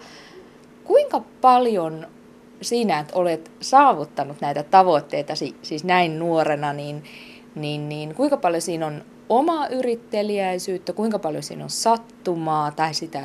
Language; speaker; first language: Finnish; native; Finnish